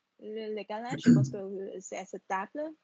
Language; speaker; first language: French; non-native, fluent; Vietnamese